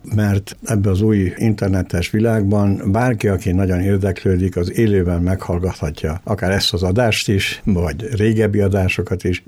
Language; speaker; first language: Hungarian; early bilingual, other home language; Spanish